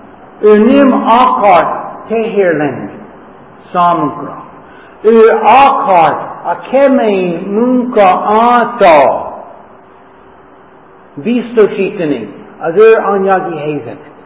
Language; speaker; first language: Hungarian; non-native, learner; English